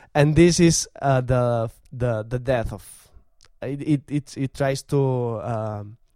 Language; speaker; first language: English; non-native, fluent; Catalan